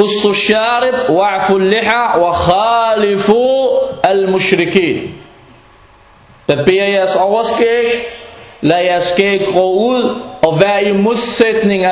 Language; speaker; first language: Danish; non-native, fluent; Arabic